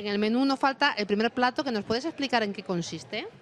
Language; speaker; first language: Spanish; native; Spanish